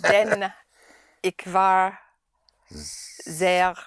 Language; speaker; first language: German; non-native, learner; English